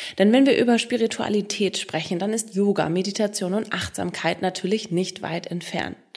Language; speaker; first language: German; native; German